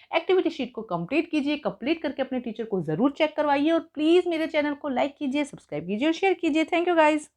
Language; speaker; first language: Hindi; native; Hindi